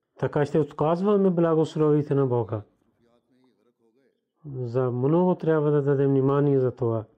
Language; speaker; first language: Bulgarian; non-native, learner; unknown